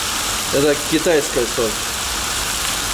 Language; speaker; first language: Russian; native; Russian